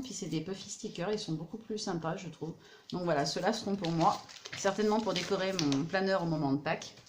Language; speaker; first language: French; native; French